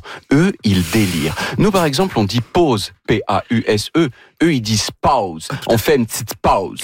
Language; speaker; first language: French; native; French